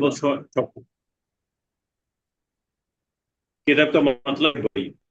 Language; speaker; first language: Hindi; non-native, learner; Bangla